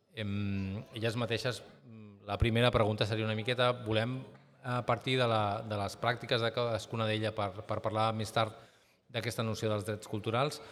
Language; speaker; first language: Catalan; native; Catalan